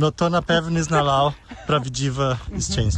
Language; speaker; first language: Polish; non-native, learner; Portuguese